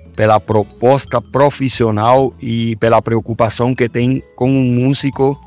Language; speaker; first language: Portuguese; non-native, fluent; Spanish